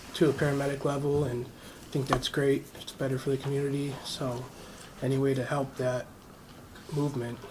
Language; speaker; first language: English; native; English